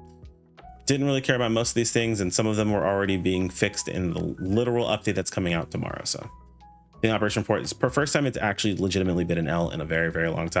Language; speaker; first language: English; native; English